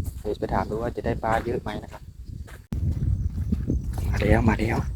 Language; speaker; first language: Thai; non-native, local second language; Northeastern Thai